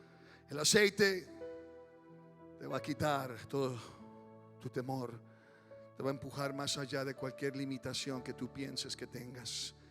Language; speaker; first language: Spanish; early bilingual, heritage; Spanish